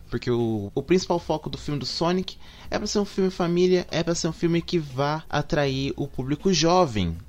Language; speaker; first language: Portuguese; native; Portuguese